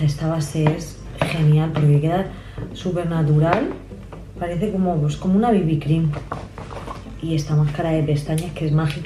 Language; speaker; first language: Spanish; native; Spanish